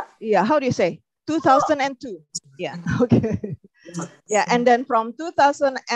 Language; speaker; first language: English; non-native, learner; Indonesian